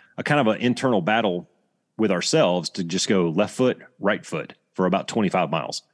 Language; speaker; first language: English; native; English